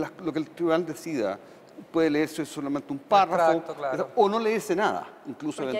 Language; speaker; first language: Spanish; native; Spanish